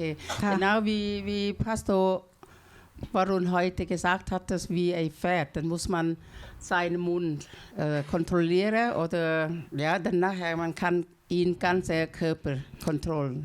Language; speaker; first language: German; non-native, learner; Thai